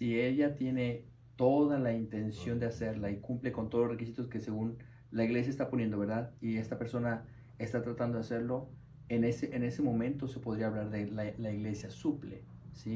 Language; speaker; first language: Spanish; native; Spanish